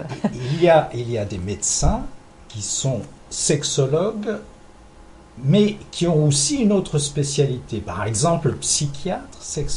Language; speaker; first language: French; native; French